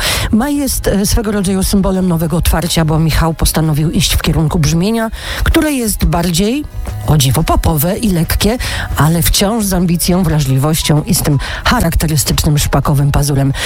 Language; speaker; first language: Polish; native; Polish